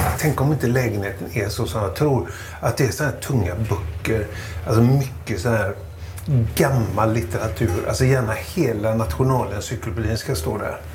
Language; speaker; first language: Swedish; native; Swedish